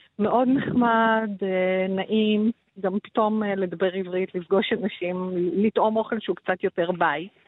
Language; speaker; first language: Hebrew; native; Hebrew